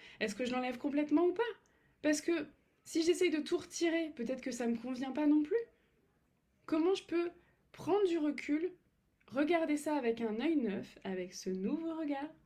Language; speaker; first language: French; native; French